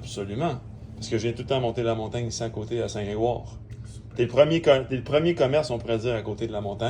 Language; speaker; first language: French; native; French